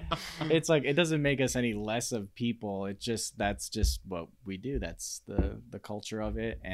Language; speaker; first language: English; native; English